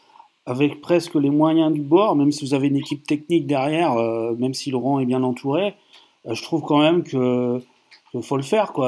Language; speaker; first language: French; native; French